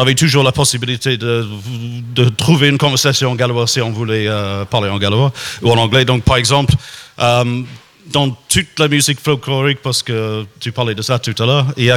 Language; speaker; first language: French; non-native, fluent; English